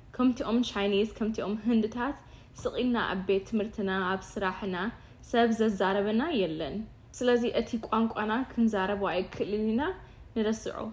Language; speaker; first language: Tigrinya; early bilingual, heritage; Tigrinya